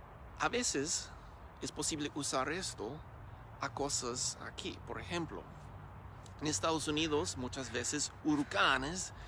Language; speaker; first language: Spanish; non-native, learner; English